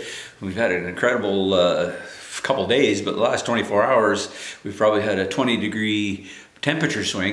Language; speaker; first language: English; native; English